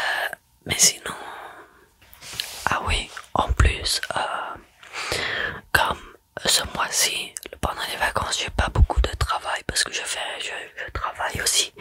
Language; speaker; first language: French; early bilingual, heritage; French